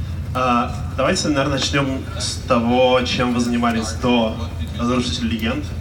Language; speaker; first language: Russian; native; Russian